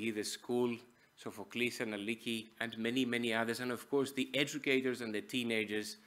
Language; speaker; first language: English; non-native, fluent; Greek